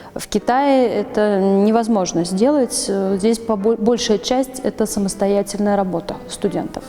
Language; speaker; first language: Russian; native; Russian